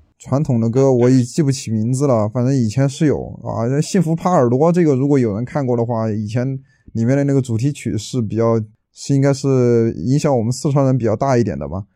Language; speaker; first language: Chinese; native; Chinese